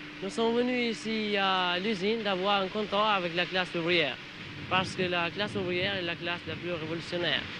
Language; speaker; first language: French; non-native, learner; Albanian